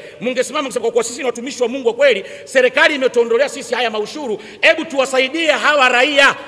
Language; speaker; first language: Swahili; native; Swahili